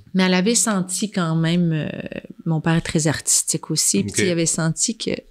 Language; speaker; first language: French; native; French